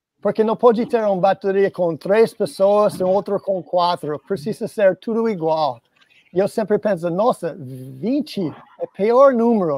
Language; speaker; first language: Portuguese; non-native, fluent; English